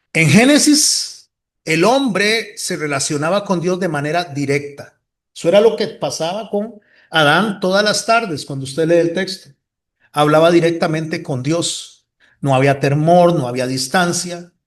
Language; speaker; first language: Spanish; native; Spanish